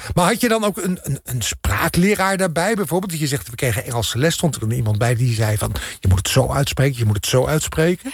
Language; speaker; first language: Dutch; native; Dutch